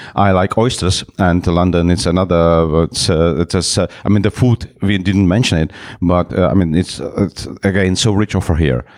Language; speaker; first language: English; non-native, fluent; Czech